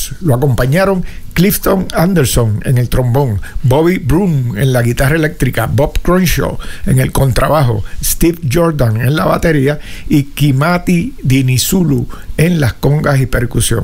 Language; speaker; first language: Spanish; native; Spanish